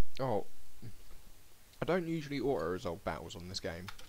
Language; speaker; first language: English; native; English